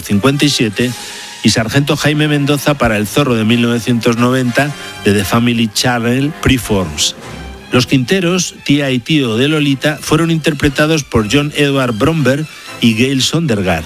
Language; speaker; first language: Spanish; native; Spanish